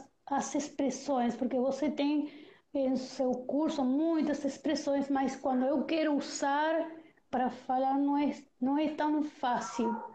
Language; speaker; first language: Portuguese; non-native, learner; Spanish